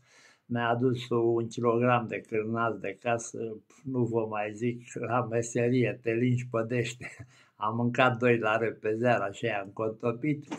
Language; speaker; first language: Romanian; native; Romanian